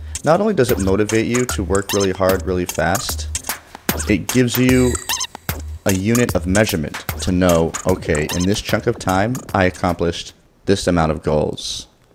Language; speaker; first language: English; native; English